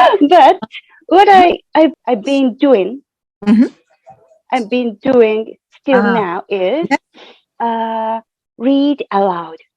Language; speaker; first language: English; non-native, fluent; Japanese